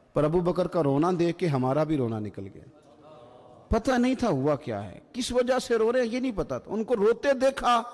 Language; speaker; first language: Urdu; native; Urdu